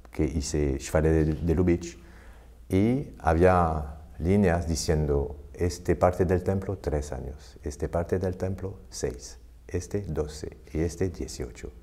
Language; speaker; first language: Spanish; non-native, fluent; French